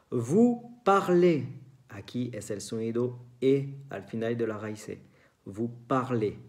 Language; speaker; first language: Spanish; non-native, fluent; French